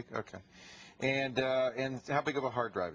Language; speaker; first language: English; native; English